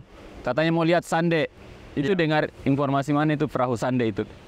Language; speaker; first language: Indonesian; native; Indonesian